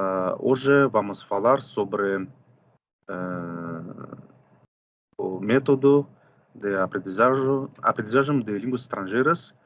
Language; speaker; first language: Portuguese; non-native, fluent; Russian